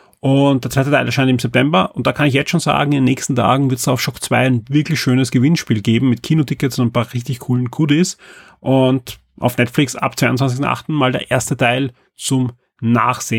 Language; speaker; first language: German; native; German